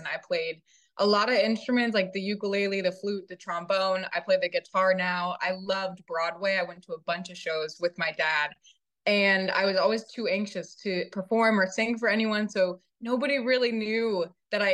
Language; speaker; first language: English; native; English